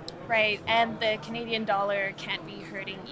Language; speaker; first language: English; native; English